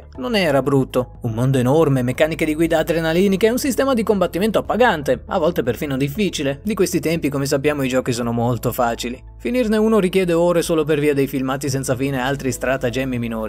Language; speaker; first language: Italian; native; Italian